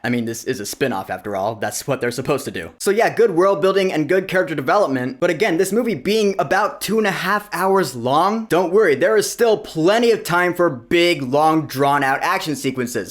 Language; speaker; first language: English; native; English